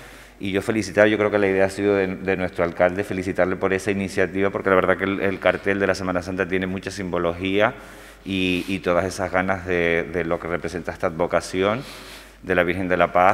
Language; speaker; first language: Spanish; native; Spanish